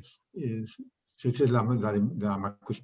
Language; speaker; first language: French; non-native, learner; Spanish